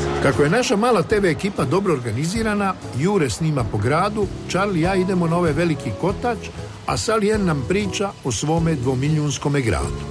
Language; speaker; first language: Croatian; native; Croatian